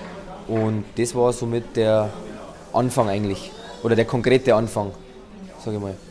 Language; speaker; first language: German; native; German